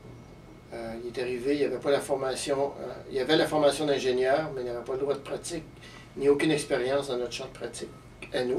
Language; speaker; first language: French; native; French